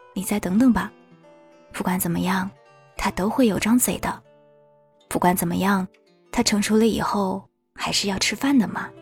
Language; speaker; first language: Chinese; native; Chinese